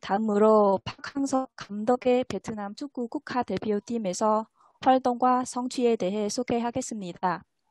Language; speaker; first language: Korean; non-native, fluent; Vietnamese